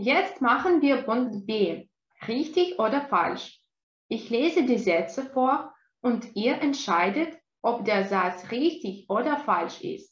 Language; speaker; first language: German; non-native, fluent; Russian